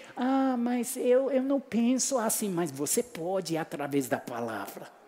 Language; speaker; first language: Portuguese; non-native, fluent; English